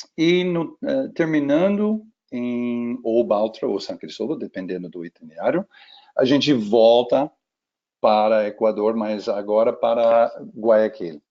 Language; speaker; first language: Portuguese; non-native, fluent; English